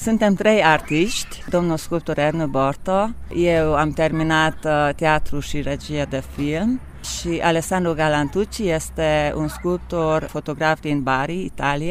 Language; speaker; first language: Romanian; non-native, local second language; Hungarian